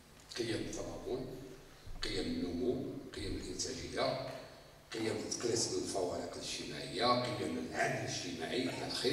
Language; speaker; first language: Arabic; native; Arabic